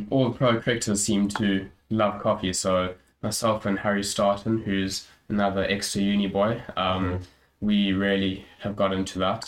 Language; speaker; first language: English; native; English